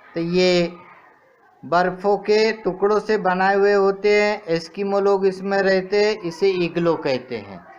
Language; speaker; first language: Hindi; non-native, local second language; Marathi